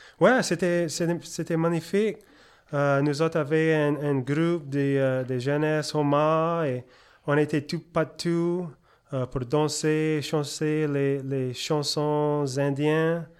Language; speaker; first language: French; early bilingual, heritage; French